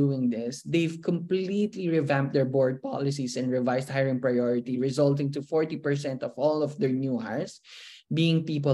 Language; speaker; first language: English; non-native, local second language; Filipino